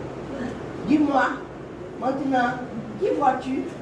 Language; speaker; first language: French; non-native, learner; Portuguese